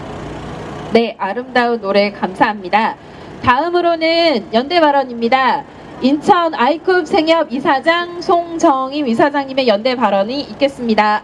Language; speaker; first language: Korean; native; Korean